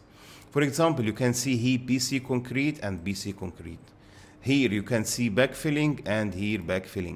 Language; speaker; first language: English; non-native, fluent; Arabic